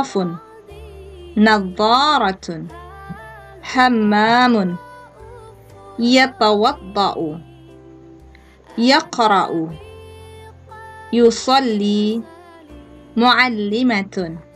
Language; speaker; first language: Arabic; non-native, fluent; Indonesian